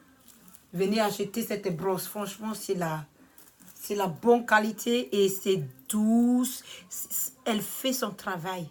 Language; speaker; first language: French; non-native, learner; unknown